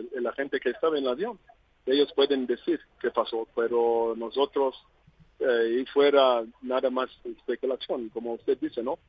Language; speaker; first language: Spanish; non-native, learner; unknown